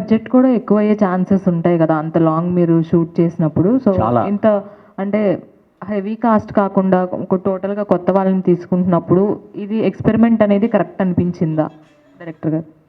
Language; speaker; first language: Telugu; native; Telugu